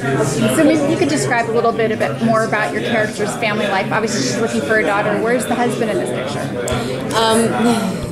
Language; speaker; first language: English; native; English